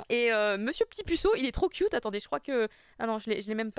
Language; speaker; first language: French; native; French